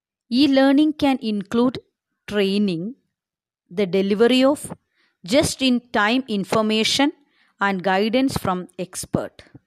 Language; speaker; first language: English; non-native, local second language; Malayalam